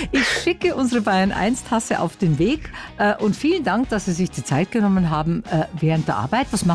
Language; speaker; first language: German; native; German